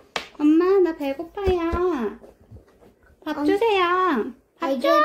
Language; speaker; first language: Korean; native; Korean